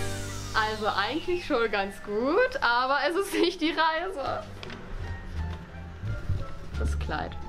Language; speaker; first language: German; native; German